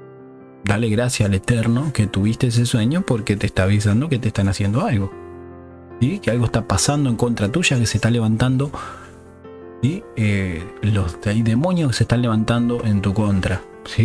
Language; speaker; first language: Spanish; native; Spanish